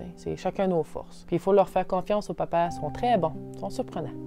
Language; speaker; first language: French; native; French